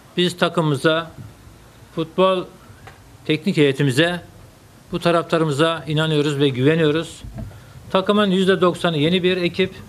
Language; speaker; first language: Turkish; native; Turkish